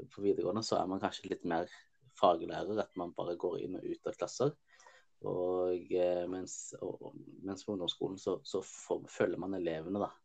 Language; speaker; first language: Norwegian; early bilingual, other home language; Somali